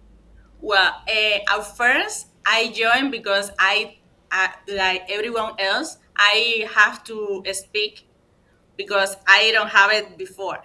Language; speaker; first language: English; non-native, learner; Spanish